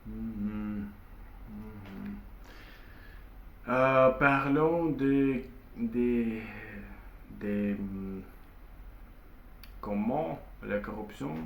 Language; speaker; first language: French; non-native, learner; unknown